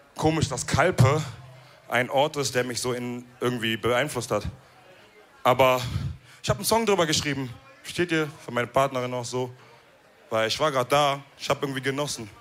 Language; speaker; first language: German; early bilingual, other home language; Wolof